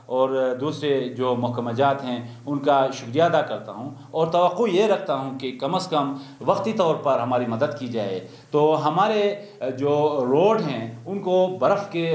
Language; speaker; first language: Urdu; non-native, local second language; Khowar